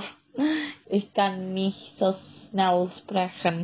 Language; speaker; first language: German; non-native, learner; Indonesian